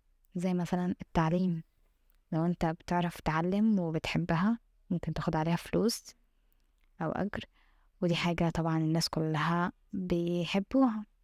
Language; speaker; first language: Arabic; native; Arabic